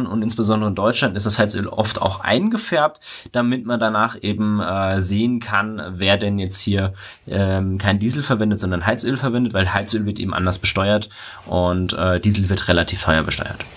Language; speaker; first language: German; native; German